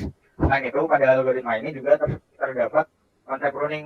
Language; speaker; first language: Indonesian; native; Indonesian